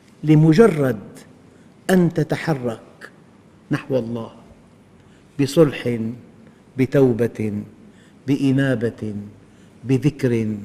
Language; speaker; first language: Arabic; native; Arabic